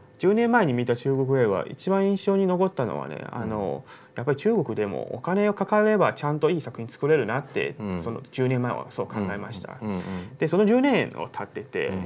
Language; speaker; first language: Japanese; non-native, fluent; Chinese